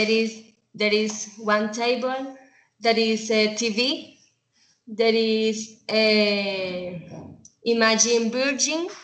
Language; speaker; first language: English; non-native, learner; Spanish